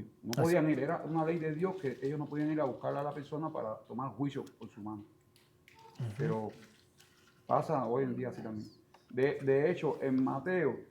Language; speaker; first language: Spanish; native; Spanish